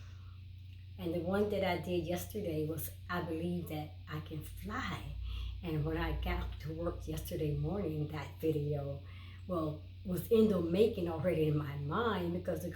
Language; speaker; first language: English; native; English